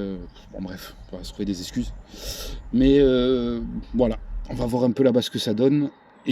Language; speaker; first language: French; native; French